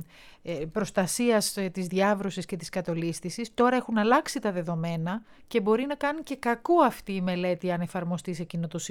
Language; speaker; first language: Greek; native; Greek